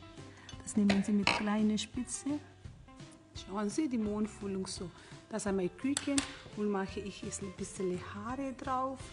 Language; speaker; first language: German; non-native, learner; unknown